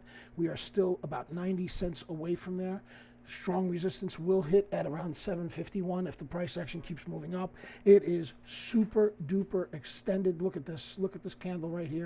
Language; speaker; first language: English; native; English